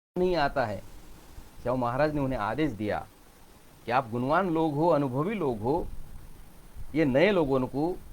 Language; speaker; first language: Hindi; non-native, local second language; Marathi